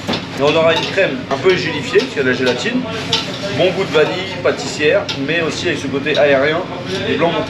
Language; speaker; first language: French; native; French